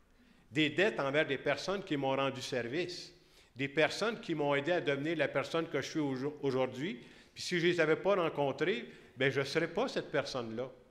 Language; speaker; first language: French; native; French